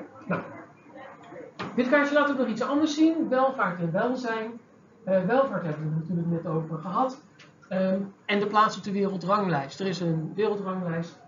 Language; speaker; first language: Dutch; native; Dutch